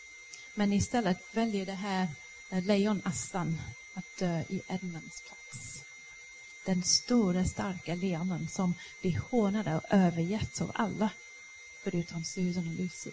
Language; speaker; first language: Swedish; non-native, fluent; English